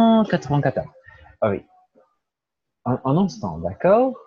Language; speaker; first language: French; non-native, learner; Portuguese